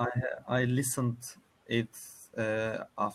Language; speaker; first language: English; non-native, learner; Turkish